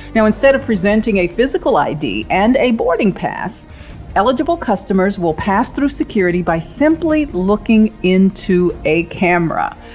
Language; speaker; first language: English; native; English